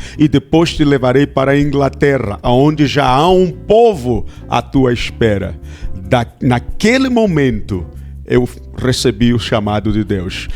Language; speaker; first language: Portuguese; native; Portuguese